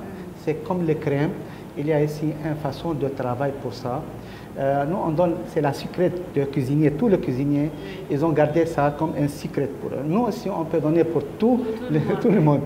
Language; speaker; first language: French; non-native, learner; Arabic